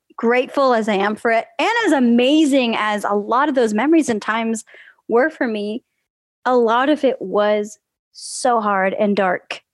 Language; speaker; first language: English; early bilingual, other home language; Spanish